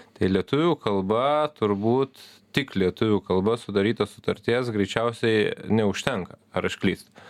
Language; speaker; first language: Lithuanian; native; Lithuanian